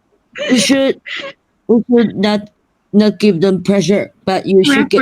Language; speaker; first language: English; non-native, learner; Chinese